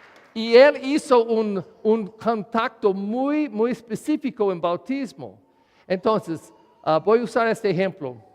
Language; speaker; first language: Spanish; non-native, learner; English